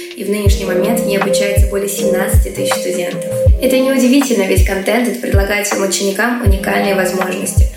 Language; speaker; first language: Russian; early bilingual, other home language; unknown